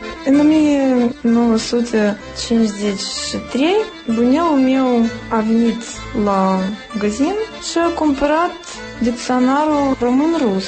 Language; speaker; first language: Romanian; non-native, local second language; Russian